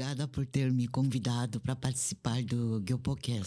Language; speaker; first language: Portuguese; non-native, fluent; Korean